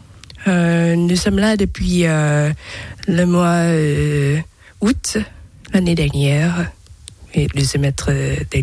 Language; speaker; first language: French; non-native, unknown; Thai